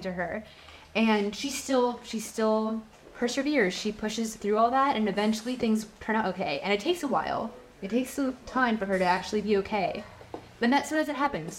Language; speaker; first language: English; native; English